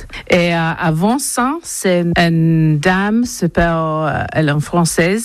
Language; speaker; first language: French; non-native, learner; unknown